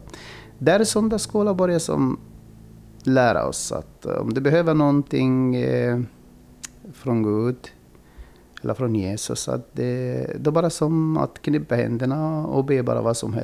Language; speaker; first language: Swedish; non-native, fluent; Arabic